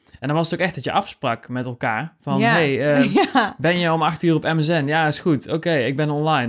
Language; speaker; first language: Dutch; native; Dutch